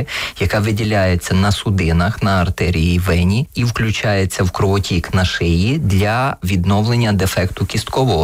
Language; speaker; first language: Ukrainian; native; Ukrainian